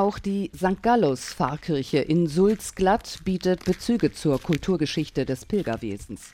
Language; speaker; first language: German; native; German